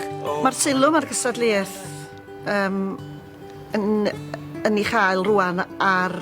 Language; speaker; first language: Welsh; native; Welsh